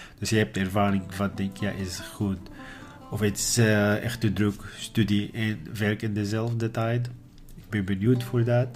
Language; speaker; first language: Dutch; non-native, learner; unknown